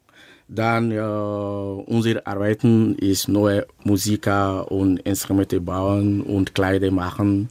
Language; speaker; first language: German; non-native, learner; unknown